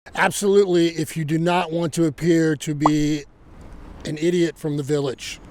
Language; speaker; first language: English; native; English